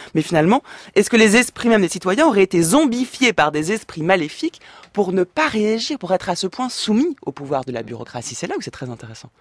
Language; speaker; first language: French; native; French